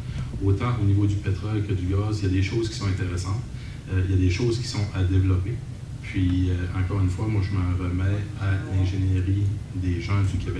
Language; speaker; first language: French; native; French